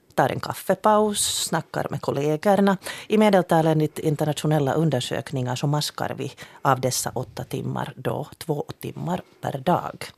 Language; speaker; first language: Swedish; native; Swedish